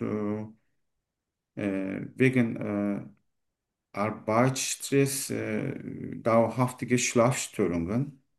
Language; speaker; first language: German; non-native, fluent; Turkish